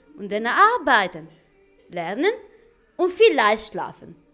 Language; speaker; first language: German; non-native, learner; Italian